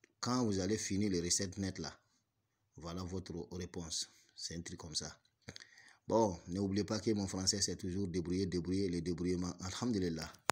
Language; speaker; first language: French; non-native, local second language; Bambara